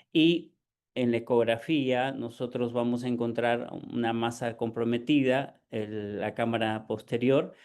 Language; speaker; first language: Spanish; native; Spanish